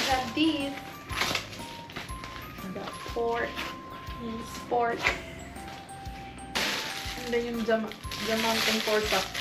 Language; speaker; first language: English; non-native, local second language; Filipino